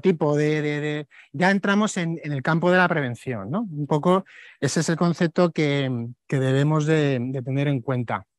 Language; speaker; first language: Spanish; native; Spanish